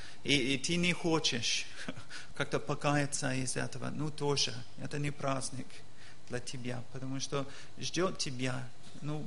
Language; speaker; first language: Russian; non-native, learner; English